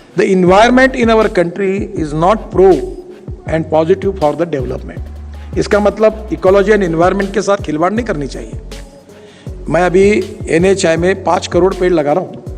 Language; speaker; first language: Hindi; non-native, local second language; Marathi